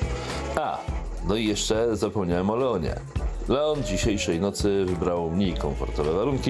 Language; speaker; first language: Polish; native; Polish